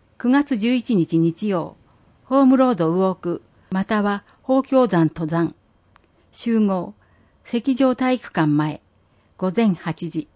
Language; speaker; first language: Japanese; native; Japanese